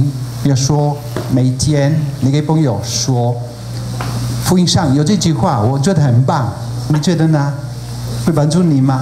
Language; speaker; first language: Chinese; non-native, fluent; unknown